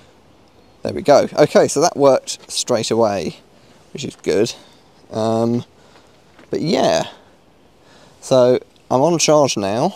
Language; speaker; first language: English; native; English